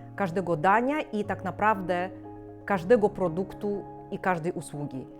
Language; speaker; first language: Polish; non-native, fluent; Korean